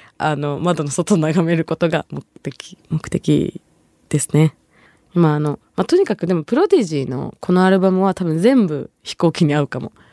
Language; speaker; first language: Japanese; early bilingual, other home language; Bangla